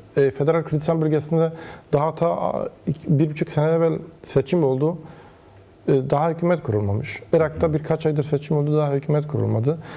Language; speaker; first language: Turkish; non-native, local second language; Kurdish